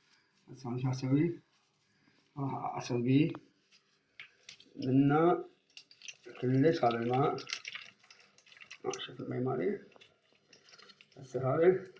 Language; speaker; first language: Arabic; native; Arabic